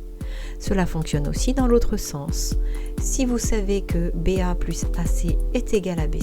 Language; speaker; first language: French; native; French